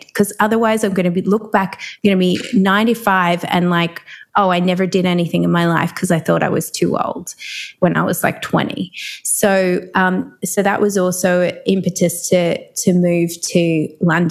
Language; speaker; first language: English; native; English